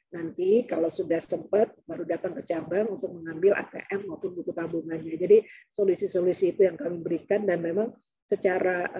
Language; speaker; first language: Indonesian; native; Indonesian